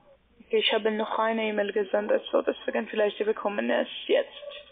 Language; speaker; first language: German; non-native, learner; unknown